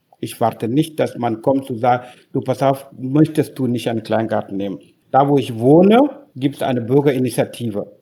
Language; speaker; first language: German; non-native, fluent; Wolof